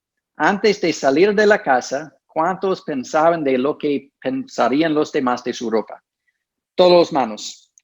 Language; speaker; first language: Spanish; non-native, fluent; English